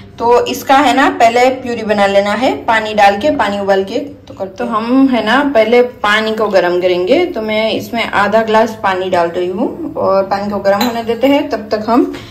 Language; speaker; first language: Hindi; non-native, local second language; Gujarati